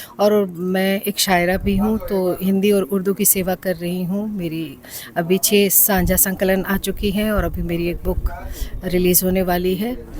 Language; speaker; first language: Hindi; native; Hindi